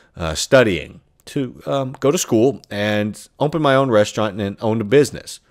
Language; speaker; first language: English; native; English